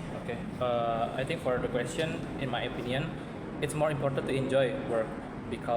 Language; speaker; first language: English; non-native, learner; Indonesian